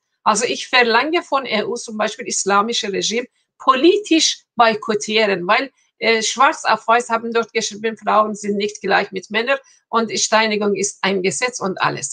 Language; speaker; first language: German; non-native, fluent; Persian